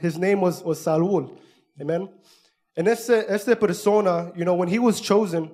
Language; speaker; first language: English; early bilingual, other home language; Spanish